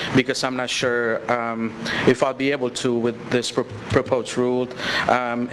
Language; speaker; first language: English; early bilingual, other home language; Spanish